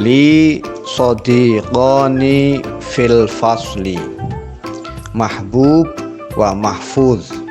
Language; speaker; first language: Arabic; non-native, fluent; Indonesian